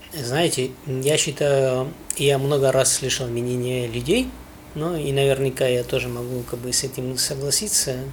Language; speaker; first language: Russian; non-native, fluent; Spanish